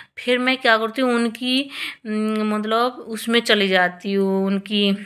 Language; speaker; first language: Hindi; non-native, local second language; Bangla